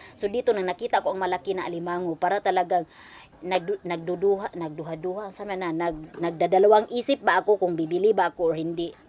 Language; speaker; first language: Filipino; non-native, local second language; Cebuano